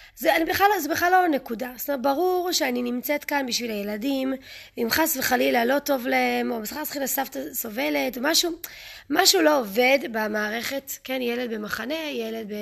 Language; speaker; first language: Hebrew; early bilingual, other home language; English